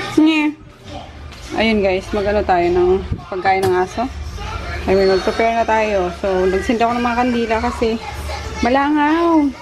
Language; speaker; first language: Filipino; non-native, local second language; Bikol